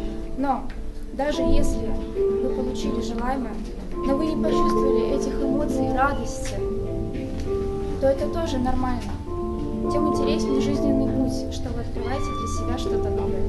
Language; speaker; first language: Russian; native; Russian